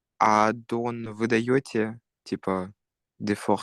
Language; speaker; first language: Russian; native; Russian